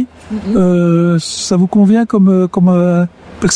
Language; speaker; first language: French; native; French